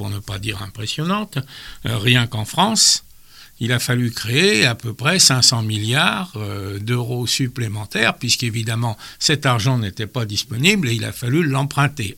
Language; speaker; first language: French; native; French